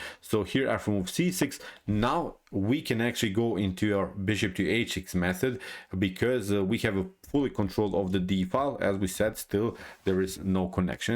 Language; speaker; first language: English; non-native, fluent; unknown